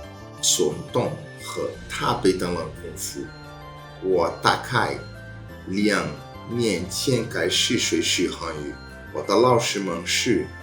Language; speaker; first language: Chinese; non-native, learner; Portuguese